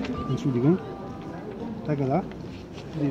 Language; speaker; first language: German; non-native, learner; Polish